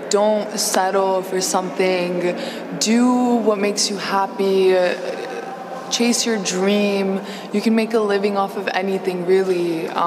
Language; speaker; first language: English; early bilingual, other home language; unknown